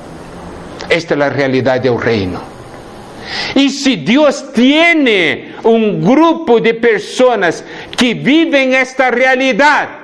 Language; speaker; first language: Spanish; non-native, fluent; Portuguese